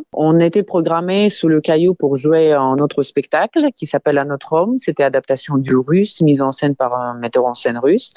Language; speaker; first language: French; non-native, fluent; Ukrainian